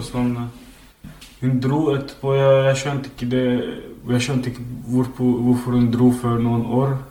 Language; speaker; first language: Norwegian; early bilingual, other home language; Filipino